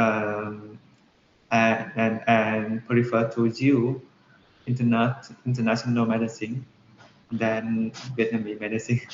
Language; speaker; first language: English; non-native, learner; Vietnamese